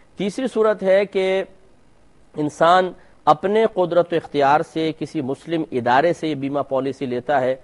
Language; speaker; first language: Urdu; native; Urdu